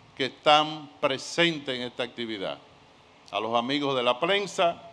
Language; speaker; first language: Spanish; native; Spanish